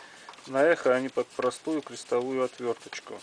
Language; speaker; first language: Russian; native; Russian